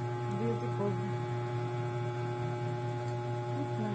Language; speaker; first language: English; non-native, local second language; Filipino